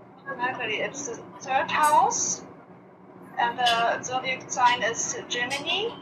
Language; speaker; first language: English; non-native, fluent; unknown